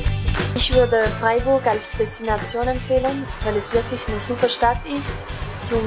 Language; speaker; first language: German; non-native, local second language; French